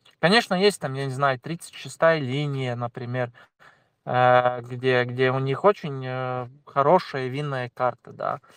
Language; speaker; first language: Russian; non-native, local second language; Latvian